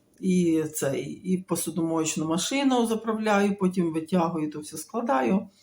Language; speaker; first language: Ukrainian; native; Ukrainian